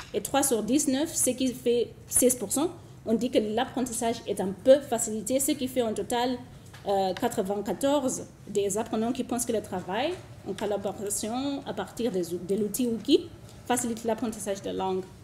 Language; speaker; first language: French; non-native, fluent; Shona